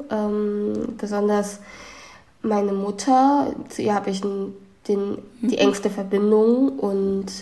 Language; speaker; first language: German; early bilingual, other home language; Vietnamese